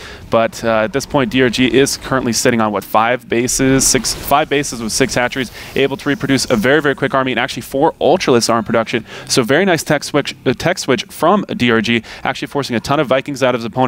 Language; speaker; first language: English; native; English